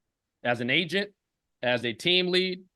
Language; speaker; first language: English; native; English